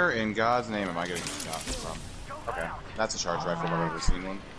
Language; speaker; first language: English; native; English